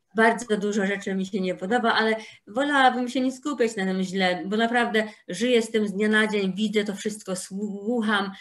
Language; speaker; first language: Polish; native; Polish